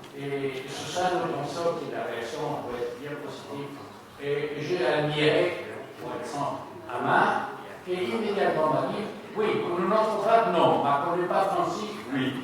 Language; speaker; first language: French; non-native, learner; Spanish